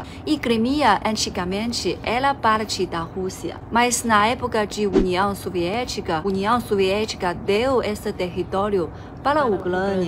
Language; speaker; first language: Portuguese; non-native, fluent; Chinese